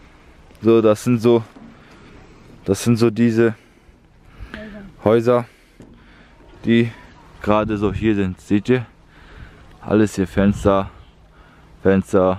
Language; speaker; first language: German; early bilingual, other home language; Turkish